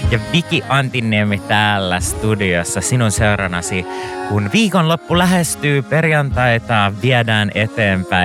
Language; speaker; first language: Finnish; native; Finnish